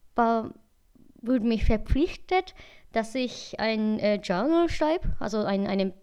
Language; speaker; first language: German; native; German